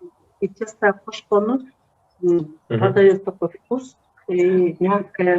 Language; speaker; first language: Russian; non-native, local second language; Kyrgyz